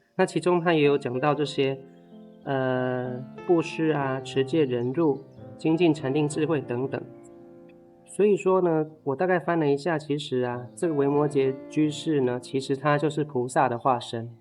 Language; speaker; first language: Chinese; native; Chinese